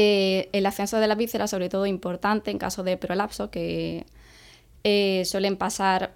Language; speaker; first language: Spanish; native; Spanish